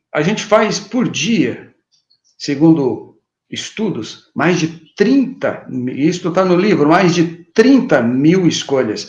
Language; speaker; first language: Portuguese; native; Portuguese